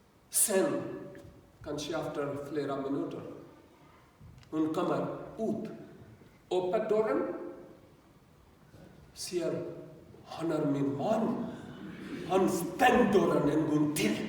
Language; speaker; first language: Swedish; non-native, learner; Urdu